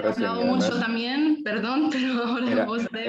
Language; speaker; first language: Spanish; non-native, fluent; Arabic